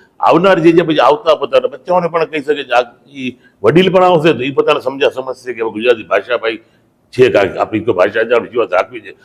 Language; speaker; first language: Gujarati; early bilingual, heritage; Gujarati